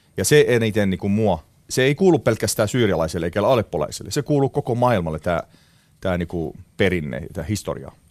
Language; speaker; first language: Finnish; non-native, fluent; Arabic